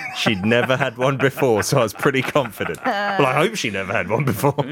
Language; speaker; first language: English; non-native, fluent; Korean